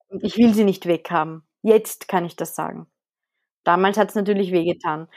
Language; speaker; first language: German; early bilingual, other home language; Arabic